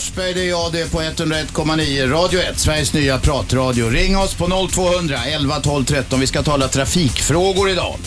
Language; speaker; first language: Swedish; native; Swedish